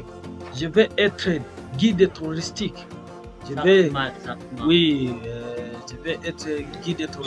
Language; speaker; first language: French; non-native, learner; Swahili